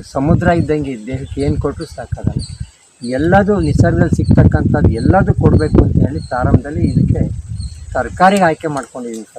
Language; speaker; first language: Kannada; native; Kannada